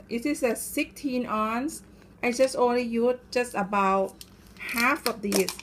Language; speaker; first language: English; non-native, learner; Thai